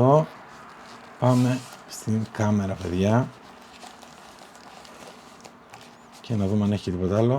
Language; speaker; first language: Greek; native; Greek